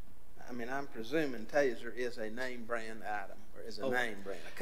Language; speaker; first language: English; native; English